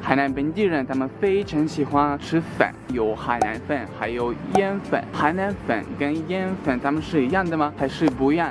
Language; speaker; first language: Chinese; non-native, fluent; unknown